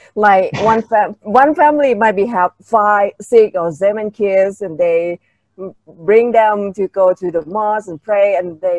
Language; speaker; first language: English; non-native, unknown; Thai